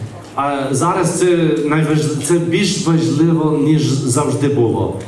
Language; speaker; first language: Ukrainian; early bilingual, heritage; English